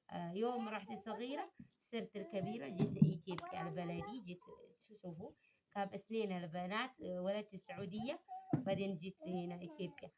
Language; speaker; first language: Arabic; early bilingual, other home language; Amharic